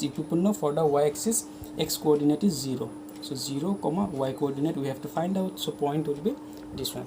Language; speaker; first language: English; non-native, local second language; Hindi